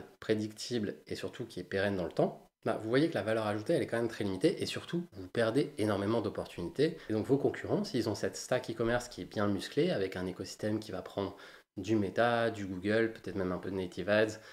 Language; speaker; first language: French; native; French